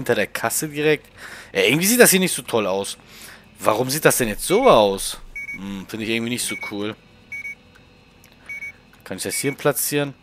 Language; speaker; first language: German; native; German